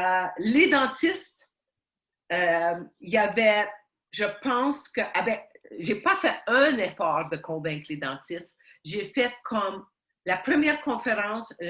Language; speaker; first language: French; early bilingual, heritage; Ukrainian